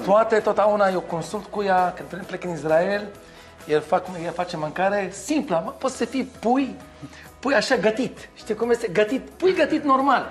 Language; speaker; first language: Romanian; non-native, learner; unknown